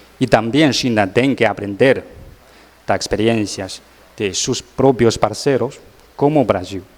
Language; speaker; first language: Portuguese; non-native, learner; Chinese